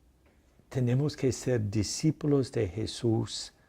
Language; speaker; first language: Spanish; non-native, fluent; English